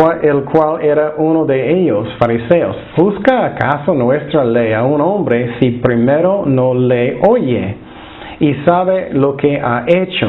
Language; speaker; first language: Spanish; non-native, fluent; English